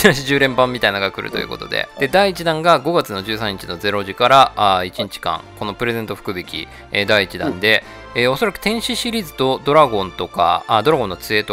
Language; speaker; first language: Japanese; native; Japanese